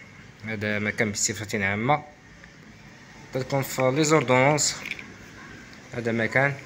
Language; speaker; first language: Arabic; native; Arabic